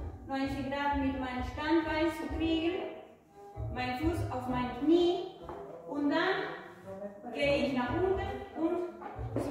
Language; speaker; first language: German; non-native, fluent; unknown